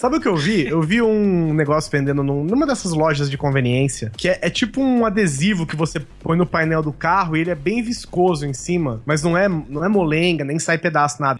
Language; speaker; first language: Portuguese; native; Portuguese